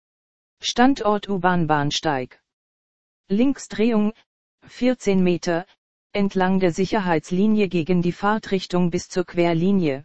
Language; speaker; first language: German; native; German